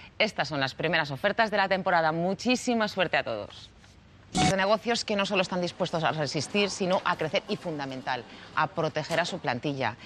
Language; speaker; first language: Spanish; native; Spanish